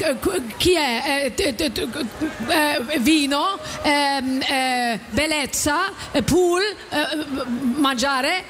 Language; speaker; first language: Italian; non-native, learner; German